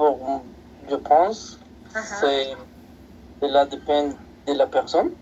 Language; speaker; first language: French; non-native, learner; Spanish